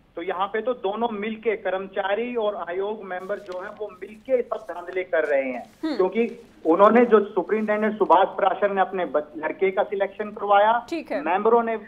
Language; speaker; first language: Hindi; native; Hindi